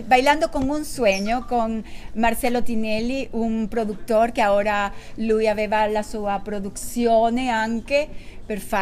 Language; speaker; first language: Italian; non-native, learner; Spanish